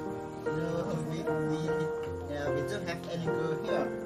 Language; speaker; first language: English; non-native, learner; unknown